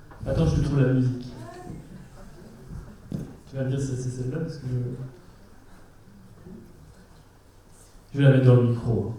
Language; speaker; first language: French; native; French